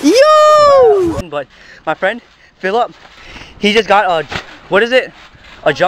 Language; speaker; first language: English; native; English